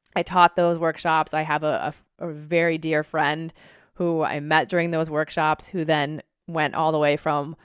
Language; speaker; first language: English; native; English